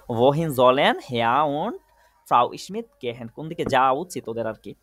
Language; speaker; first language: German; non-native, fluent; Bangla